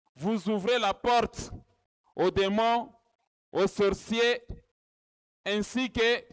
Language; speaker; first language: French; non-native, local second language; Swahili